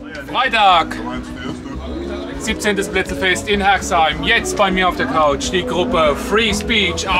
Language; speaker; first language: German; native; German